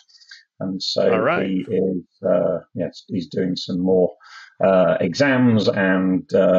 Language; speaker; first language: English; native; English